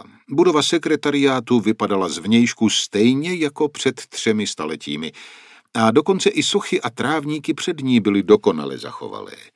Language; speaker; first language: Czech; native; Czech